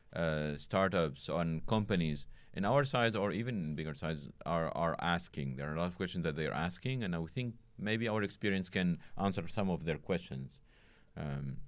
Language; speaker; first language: English; non-native, fluent; Arabic